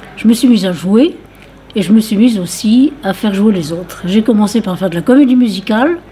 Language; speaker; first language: French; native; French